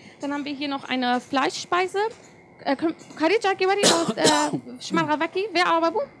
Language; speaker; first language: German; native; German